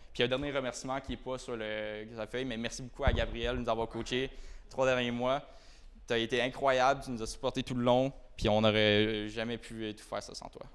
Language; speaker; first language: French; native; French